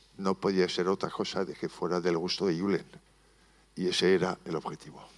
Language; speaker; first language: Spanish; non-native, fluent; French